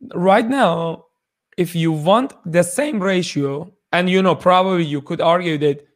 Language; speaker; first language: English; non-native, fluent; Persian